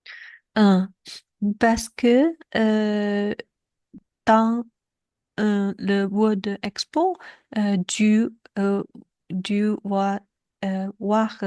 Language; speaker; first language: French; non-native, learner; Chinese